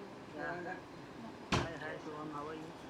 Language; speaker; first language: English; non-native, learner; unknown